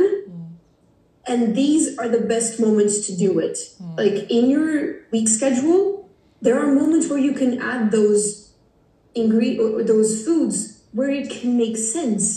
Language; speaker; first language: English; non-native, fluent; Portuguese